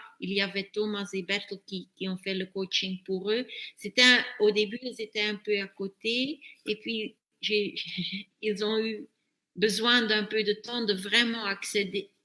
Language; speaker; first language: French; non-native, fluent; Dutch